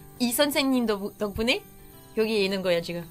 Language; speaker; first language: Korean; non-native, fluent; French